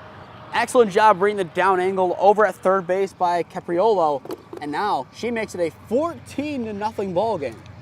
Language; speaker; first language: English; native; English